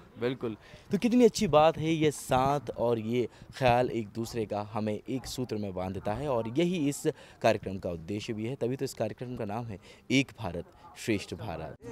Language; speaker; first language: Hindi; native; Hindi